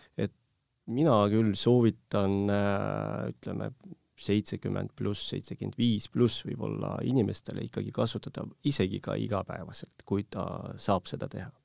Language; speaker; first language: Estonian; non-native, local second language; Russian